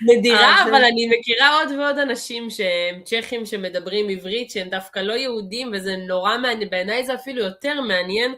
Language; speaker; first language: Hebrew; early bilingual, other home language; Russian